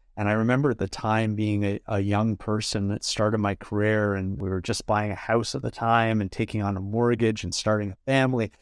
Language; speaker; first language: English; native; English